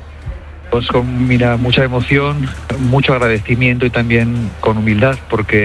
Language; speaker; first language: Spanish; native; Spanish